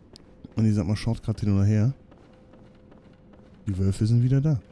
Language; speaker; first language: German; native; German